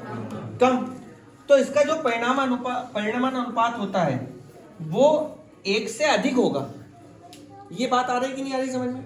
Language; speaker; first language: Hindi; native; Hindi